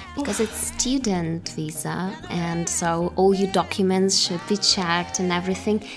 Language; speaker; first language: English; non-native, fluent; Russian